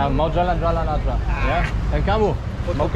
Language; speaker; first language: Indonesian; non-native, learner; German